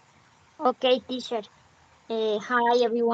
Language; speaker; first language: English; non-native, learner; Spanish